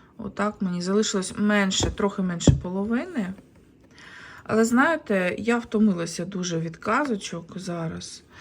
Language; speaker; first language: Ukrainian; native; Ukrainian